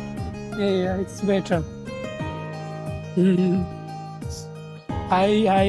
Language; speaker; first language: English; non-native, local second language; Hindi